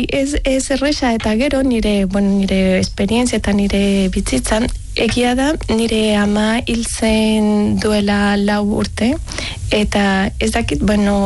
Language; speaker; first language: Basque; non-native, learner; Spanish